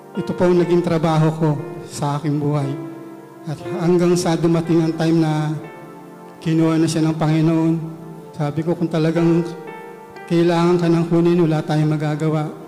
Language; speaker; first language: Filipino; native; Filipino